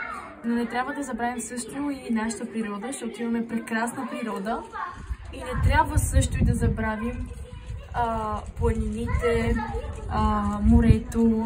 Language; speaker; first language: Bulgarian; early bilingual, heritage; Bulgarian